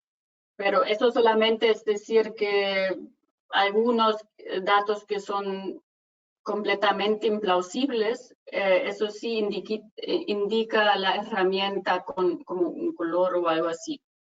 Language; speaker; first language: Spanish; non-native, fluent; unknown